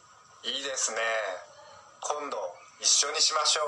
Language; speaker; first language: Japanese; non-native, learner; Indonesian